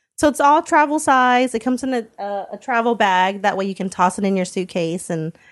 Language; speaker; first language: English; native; English